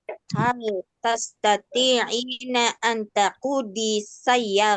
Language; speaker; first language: Arabic; non-native, learner; Indonesian